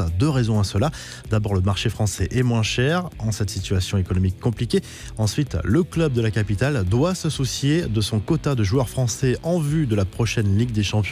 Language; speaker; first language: French; native; French